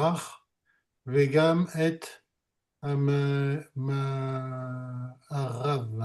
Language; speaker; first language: Hebrew; non-native, learner; French